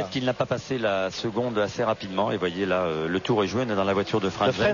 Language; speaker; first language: French; native; French